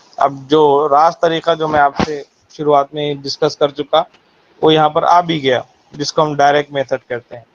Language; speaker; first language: Urdu; native; Urdu